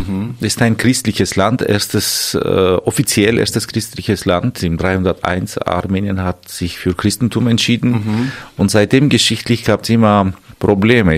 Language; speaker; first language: German; non-native, fluent; Armenian